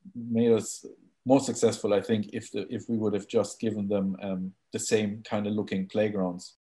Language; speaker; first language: English; non-native, fluent; German